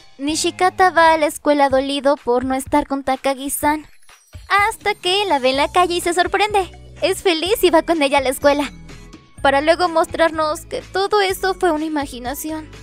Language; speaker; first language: Spanish; native; Spanish